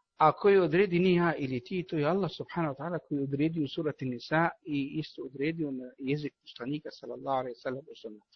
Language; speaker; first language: Bosnian; non-native, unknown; Arabic